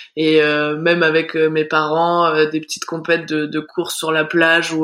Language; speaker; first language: French; native; French